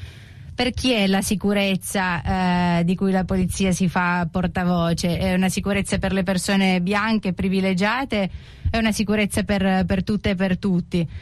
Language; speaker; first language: Italian; native; Italian